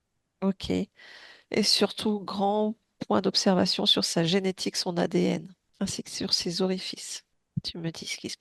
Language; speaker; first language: French; native; French